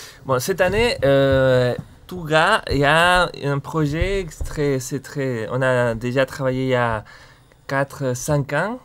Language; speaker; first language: French; non-native, learner; Spanish